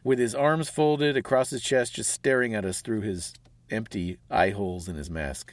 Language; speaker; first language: English; native; English